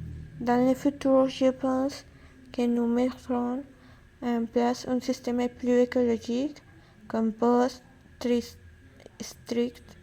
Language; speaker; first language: French; non-native, learner; Spanish